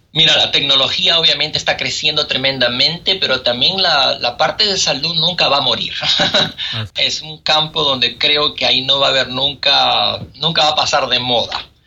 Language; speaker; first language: Spanish; native; Spanish